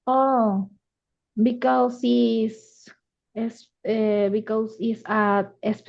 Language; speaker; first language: English; non-native, learner; Spanish